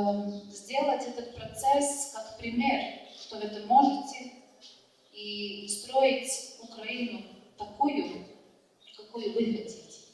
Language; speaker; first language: Russian; non-native, fluent; Latvian